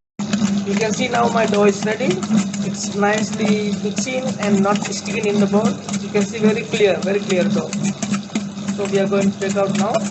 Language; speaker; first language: English; non-native, local second language; Sinhala